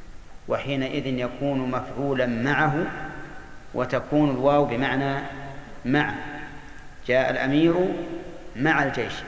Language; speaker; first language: Arabic; native; Arabic